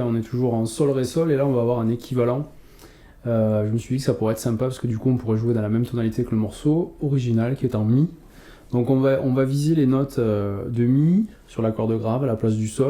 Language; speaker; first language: French; native; French